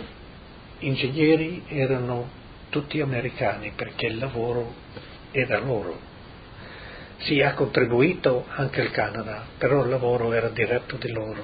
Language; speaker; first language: Italian; native; Italian